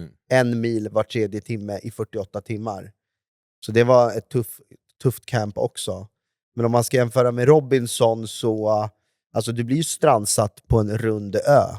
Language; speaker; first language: Swedish; native; Swedish